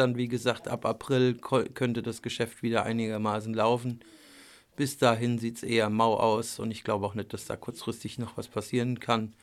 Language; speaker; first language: German; native; German